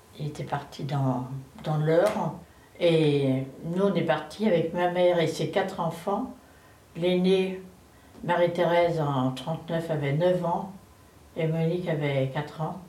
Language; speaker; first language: French; native; French